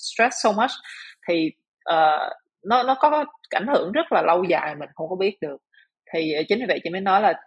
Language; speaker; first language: Vietnamese; native; Vietnamese